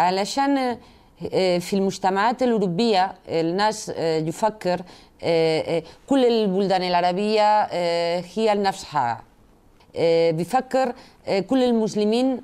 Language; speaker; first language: Arabic; non-native, fluent; Spanish